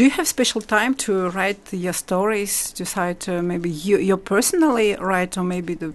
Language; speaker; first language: English; non-native, learner; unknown